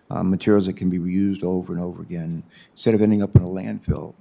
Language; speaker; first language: English; native; English